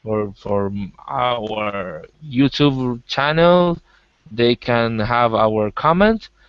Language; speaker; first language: English; non-native, learner; Spanish